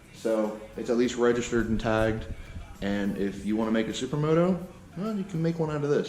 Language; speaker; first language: English; native; English